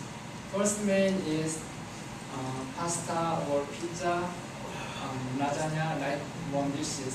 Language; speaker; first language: English; non-native, learner; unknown